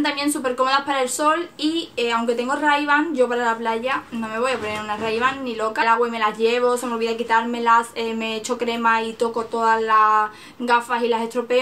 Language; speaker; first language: Spanish; native; Spanish